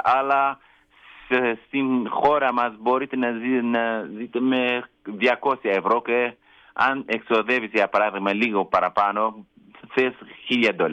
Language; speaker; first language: Greek; non-native, learner; Kurdish